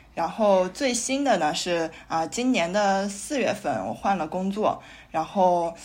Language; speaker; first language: Chinese; native; Chinese